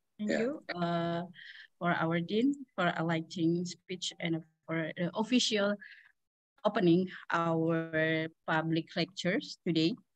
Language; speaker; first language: English; non-native, learner; Indonesian